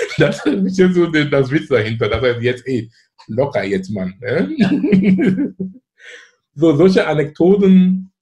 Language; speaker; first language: German; non-native, fluent; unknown